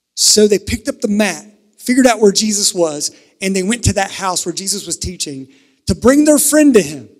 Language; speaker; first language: English; native; English